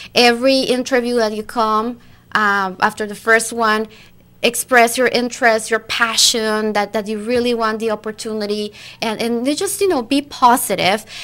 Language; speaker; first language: English; non-native, fluent; Spanish